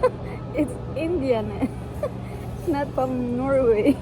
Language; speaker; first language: English; non-native, local second language; Cebuano